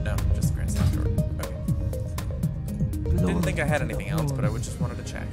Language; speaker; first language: English; native; English